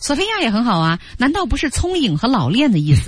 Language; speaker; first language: Chinese; native; Chinese